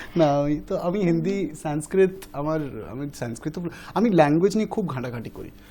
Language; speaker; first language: Bangla; early bilingual, heritage; Bangla